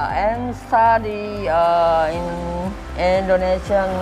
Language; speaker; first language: English; non-native, learner; Thai